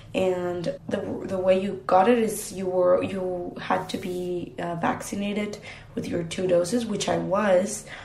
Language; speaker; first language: English; non-native, fluent; Spanish